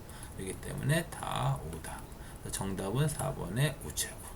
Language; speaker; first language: Korean; native; Korean